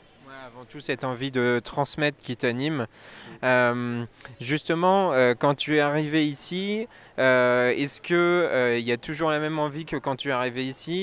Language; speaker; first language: French; native; French